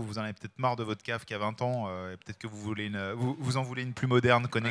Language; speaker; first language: French; native; French